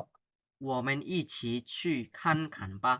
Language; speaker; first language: Chinese; non-native, fluent; Bangla